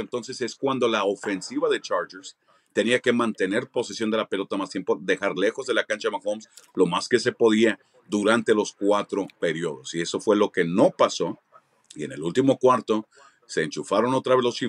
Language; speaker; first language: Spanish; early bilingual, heritage; Spanish